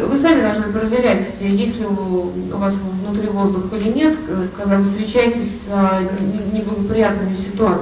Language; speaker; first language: Russian; native; Russian